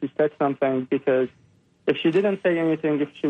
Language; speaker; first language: English; non-native, fluent; Persian